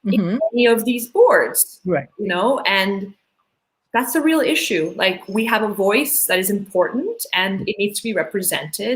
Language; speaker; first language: English; early bilingual, other home language; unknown